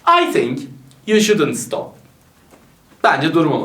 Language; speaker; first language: English; non-native, fluent; Turkish